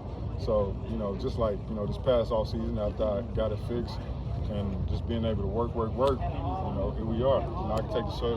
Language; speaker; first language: English; native; English